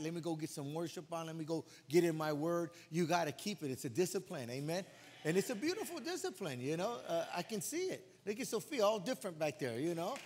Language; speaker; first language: English; early bilingual, other home language; Spanish